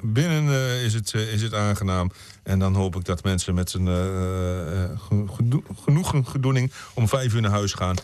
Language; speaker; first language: Dutch; native; Dutch